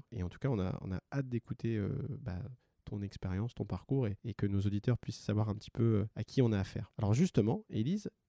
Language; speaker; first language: French; native; French